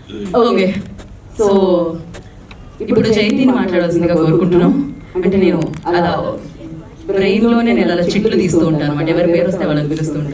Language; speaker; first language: Telugu; native; Telugu